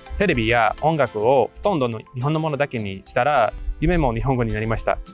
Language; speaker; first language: Japanese; non-native, fluent; English